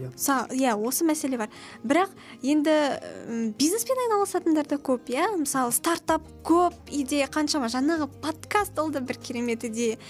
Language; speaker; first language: Kazakh; non-native, local second language; Russian